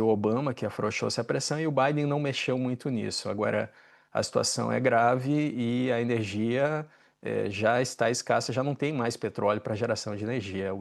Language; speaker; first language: Portuguese; native; Portuguese